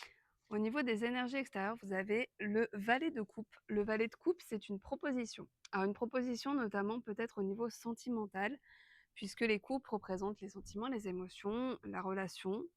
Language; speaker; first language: French; native; French